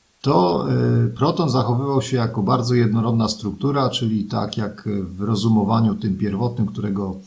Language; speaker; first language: Polish; native; Polish